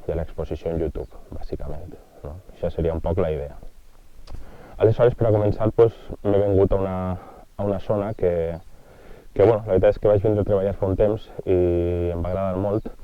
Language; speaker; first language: Catalan; native; Catalan